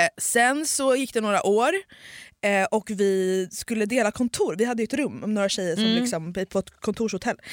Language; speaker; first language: Swedish; early bilingual, other home language; Italian